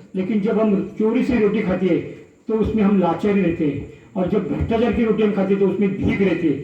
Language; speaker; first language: Hindi; non-native, local second language; Marathi